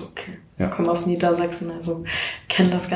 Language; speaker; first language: German; native; German